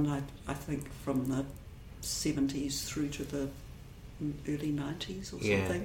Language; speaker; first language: English; native; English